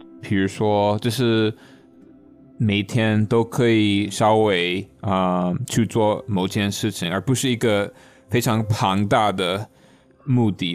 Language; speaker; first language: Chinese; non-native, fluent; English